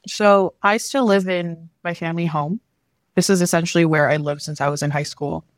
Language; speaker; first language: English; early bilingual, other home language; Filipino